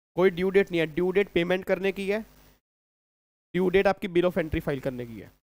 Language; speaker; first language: Hindi; native; Hindi